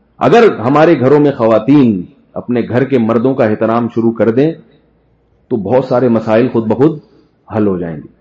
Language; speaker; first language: Urdu; native; Urdu